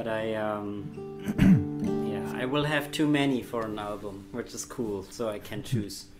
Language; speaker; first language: English; non-native, fluent; German